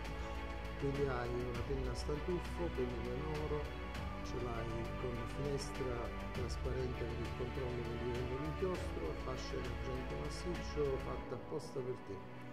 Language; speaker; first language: Italian; native; Italian